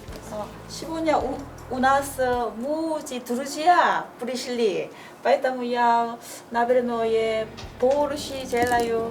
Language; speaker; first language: Russian; non-native, learner; Kazakh